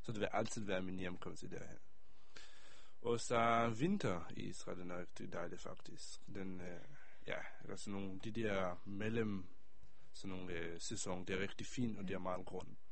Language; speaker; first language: Danish; early bilingual, other home language; Hebrew